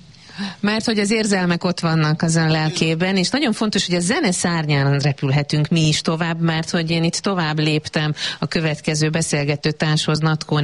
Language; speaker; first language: Hungarian; native; Hungarian